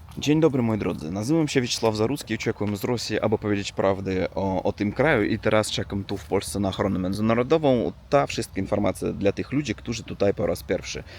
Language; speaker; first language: Polish; non-native, learner; Russian